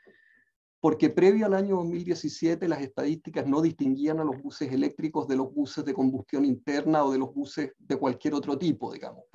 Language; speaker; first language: Spanish; native; Spanish